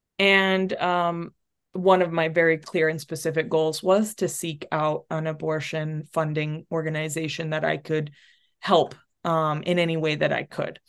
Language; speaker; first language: English; early bilingual, other home language; Spanish